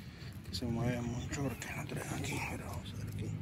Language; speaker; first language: Spanish; native; Spanish